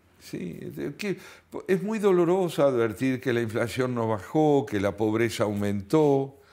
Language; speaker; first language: Spanish; native; Spanish